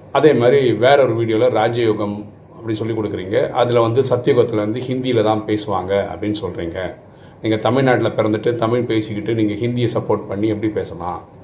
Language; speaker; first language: Tamil; non-native, local second language; Malayalam